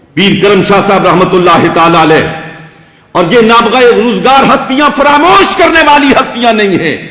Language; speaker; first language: Urdu; non-native, local second language; Punjabi